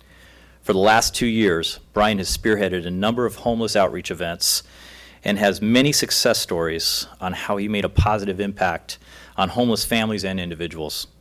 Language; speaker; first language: English; native; English